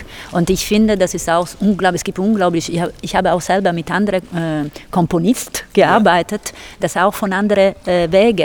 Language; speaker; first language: German; non-native, fluent; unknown